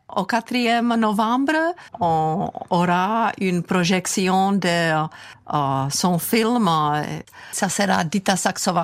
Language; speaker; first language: French; non-native, fluent; Czech